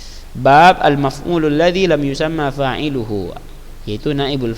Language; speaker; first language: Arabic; non-native, fluent; Indonesian